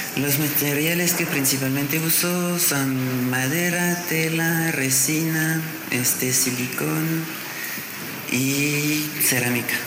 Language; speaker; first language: Spanish; non-native, fluent; French